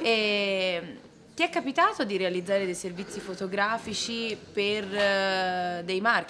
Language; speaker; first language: Italian; native; Italian